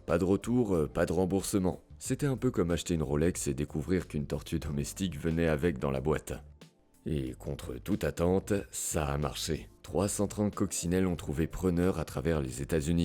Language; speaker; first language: French; native; French